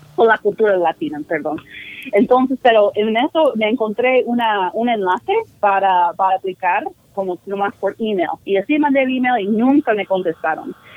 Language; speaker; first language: Spanish; non-native, fluent; English